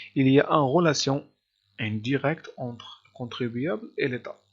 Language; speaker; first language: French; non-native, local second language; Arabic